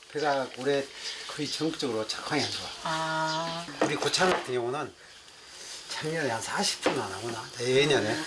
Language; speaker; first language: Korean; native; Korean